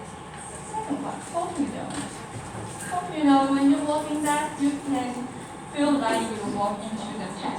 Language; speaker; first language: English; non-native, learner; Chinese